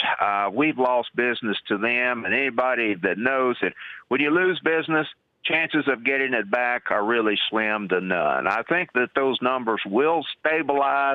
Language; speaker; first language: English; native; English